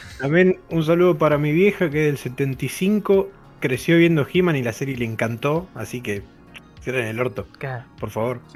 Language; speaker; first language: Spanish; native; Spanish